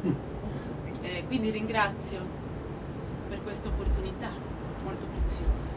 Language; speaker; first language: Italian; non-native, fluent; Spanish